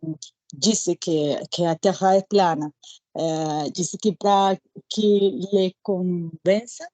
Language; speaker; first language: Portuguese; non-native, learner; Spanish